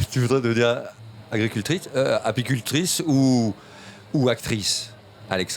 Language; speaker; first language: French; native; French